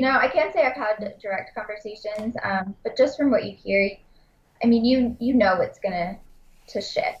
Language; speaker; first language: English; native; English